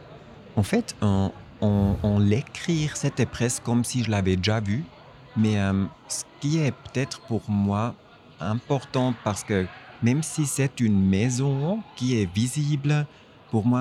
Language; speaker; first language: French; non-native, fluent; German